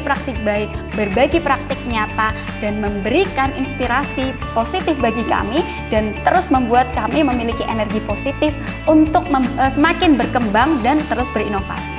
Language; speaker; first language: Indonesian; native; Indonesian